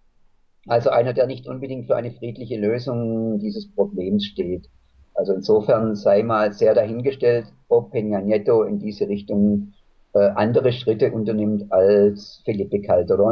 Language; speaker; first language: German; native; German